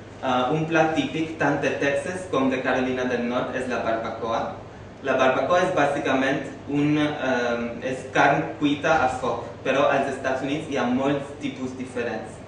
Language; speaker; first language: Catalan; non-native, fluent; English